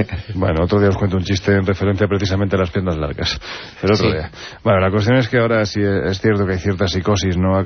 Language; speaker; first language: Spanish; native; Spanish